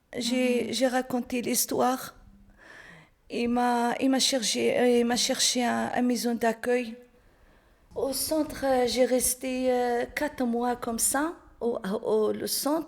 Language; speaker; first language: French; non-native, learner; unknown